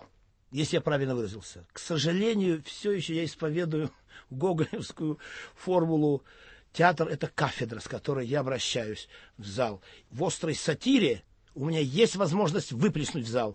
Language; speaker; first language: Russian; native; Russian